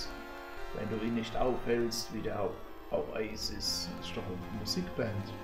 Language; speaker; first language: German; native; German